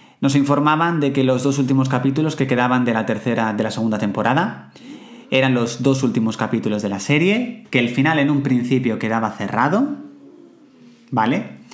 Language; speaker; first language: Spanish; native; Spanish